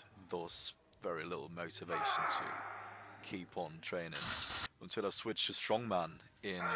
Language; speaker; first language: English; non-native, fluent; German